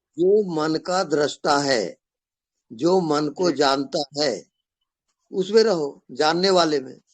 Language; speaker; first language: Hindi; native; Hindi